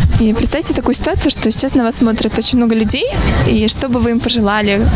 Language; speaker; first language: Russian; native; Russian